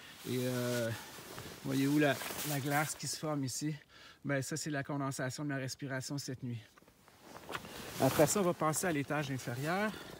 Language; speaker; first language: French; native; French